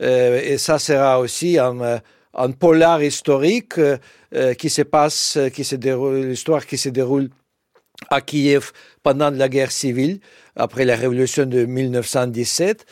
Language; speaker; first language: French; non-native, fluent; Russian